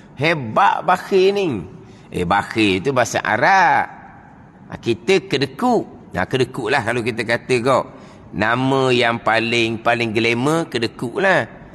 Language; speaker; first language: Malay; native; Malay